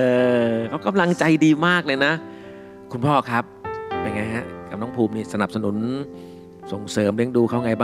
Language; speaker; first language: Thai; native; Thai